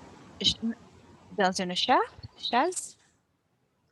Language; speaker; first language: French; non-native, learner; Portuguese